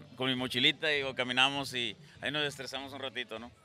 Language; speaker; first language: Spanish; native; Spanish